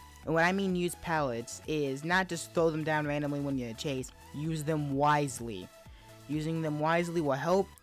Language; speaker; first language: English; native; English